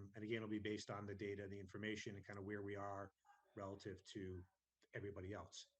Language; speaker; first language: English; non-native, fluent; Spanish